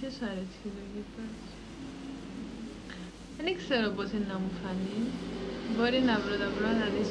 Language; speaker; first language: Greek; early bilingual, heritage; Greek